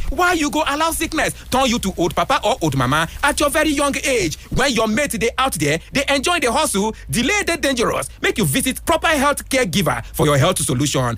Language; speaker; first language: Nigerian Pidgin; native; Nigerian Pidgin